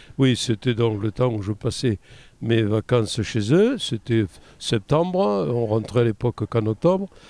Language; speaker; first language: French; native; French